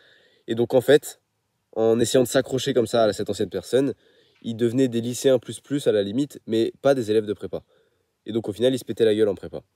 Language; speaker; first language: French; native; French